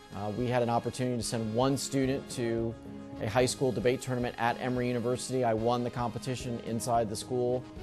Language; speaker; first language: English; native; English